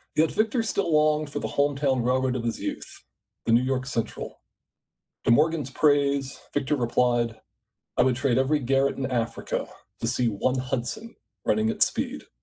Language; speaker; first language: English; native; English